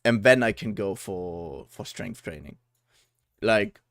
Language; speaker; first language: English; non-native, fluent; German